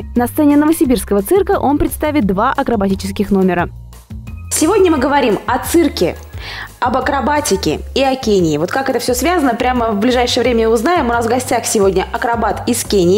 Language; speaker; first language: Russian; native; Russian